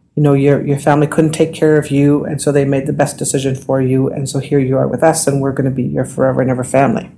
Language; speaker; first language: English; native; English